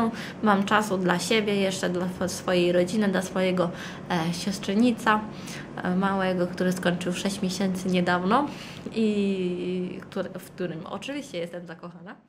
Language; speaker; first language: Polish; early bilingual, heritage; Italian